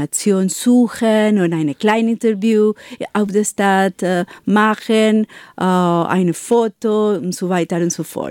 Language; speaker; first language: German; non-native, learner; Spanish